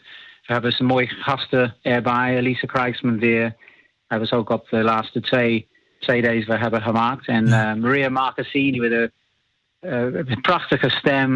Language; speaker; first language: Dutch; non-native, learner; English